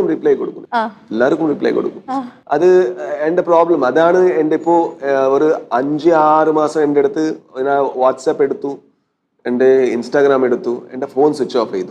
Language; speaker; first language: Malayalam; non-native, learner; Kannada